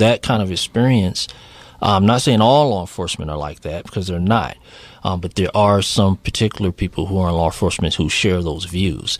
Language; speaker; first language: English; native; English